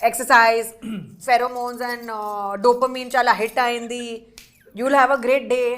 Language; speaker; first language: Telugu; non-native, learner; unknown